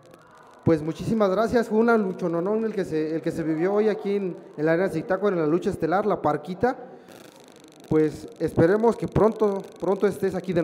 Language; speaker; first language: Spanish; native; Spanish